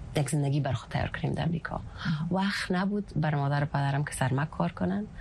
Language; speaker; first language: Persian; early bilingual, heritage; Persian